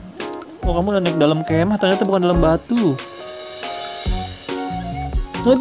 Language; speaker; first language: Indonesian; native; Indonesian